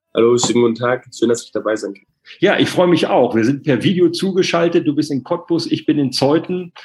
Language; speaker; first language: German; native; German